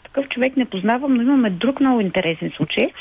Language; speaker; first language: Bulgarian; native; Bulgarian